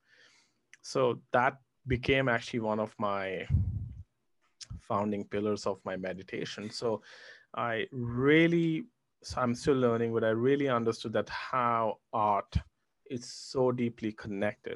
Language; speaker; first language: English; non-native, local second language; Hindi